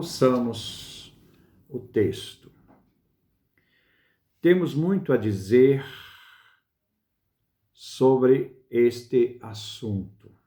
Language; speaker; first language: Portuguese; native; Portuguese